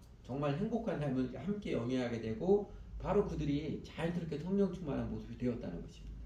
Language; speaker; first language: Korean; native; Korean